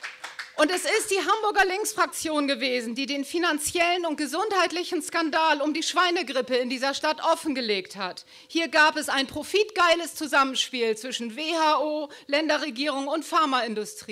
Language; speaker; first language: German; native; German